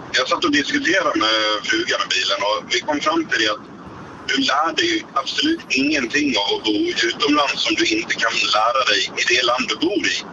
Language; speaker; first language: Swedish; native; Swedish